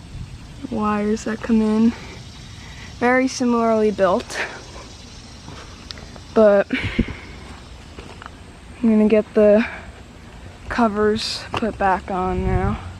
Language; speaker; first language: English; native; English